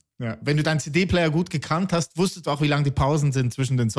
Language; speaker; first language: German; native; German